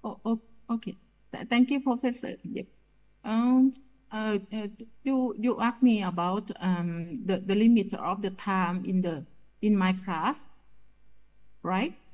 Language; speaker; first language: English; non-native, learner; Thai